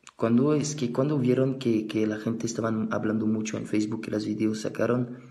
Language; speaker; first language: Spanish; non-native, fluent; French